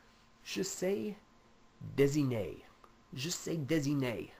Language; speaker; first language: French; non-native, fluent; English